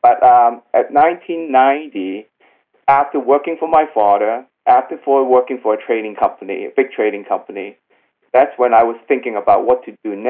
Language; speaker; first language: English; non-native, local second language; Cantonese